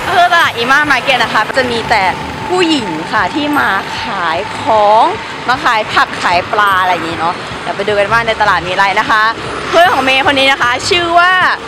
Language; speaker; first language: Thai; native; Thai